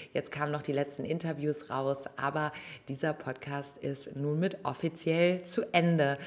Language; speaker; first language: German; native; German